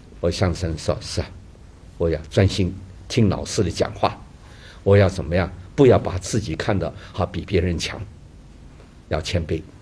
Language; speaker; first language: Chinese; native; Chinese